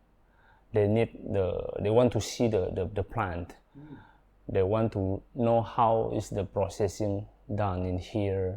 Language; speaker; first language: English; non-native, learner; Indonesian